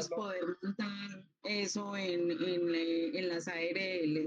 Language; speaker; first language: Spanish; native; Spanish